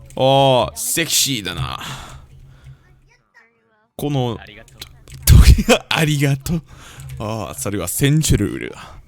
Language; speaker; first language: Japanese; non-native, learner; English